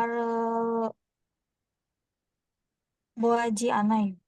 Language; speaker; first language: Korean; non-native, learner; Indonesian